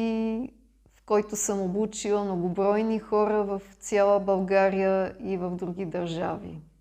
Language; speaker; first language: Bulgarian; non-native, fluent; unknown